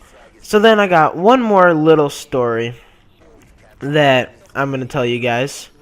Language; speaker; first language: English; native; English